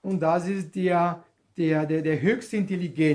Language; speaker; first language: German; non-native, learner; Portuguese